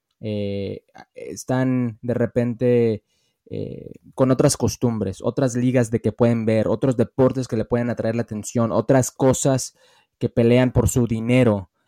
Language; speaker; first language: Spanish; early bilingual, heritage; Spanish